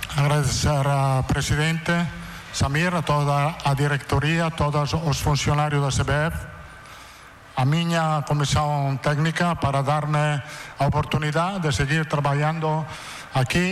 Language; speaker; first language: Portuguese; non-native, fluent; Italian